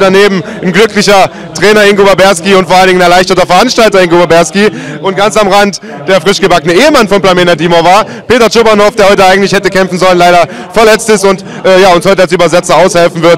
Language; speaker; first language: German; native; German